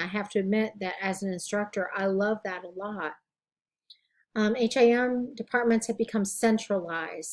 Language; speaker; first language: English; native; English